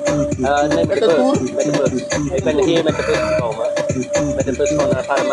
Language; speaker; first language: Dutch; non-native, learner; English